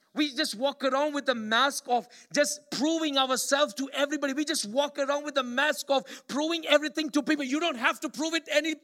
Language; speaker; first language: English; non-native, local second language; Malayalam